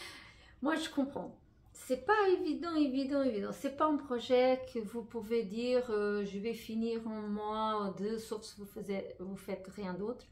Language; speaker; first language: French; non-native, fluent; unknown